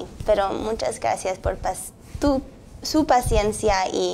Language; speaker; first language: Spanish; early bilingual, heritage; English